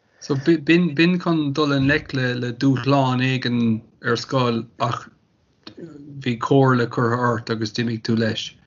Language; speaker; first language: Irish; native; Irish